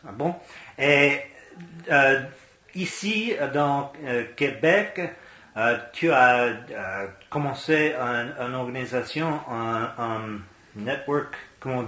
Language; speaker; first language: French; non-native, learner; English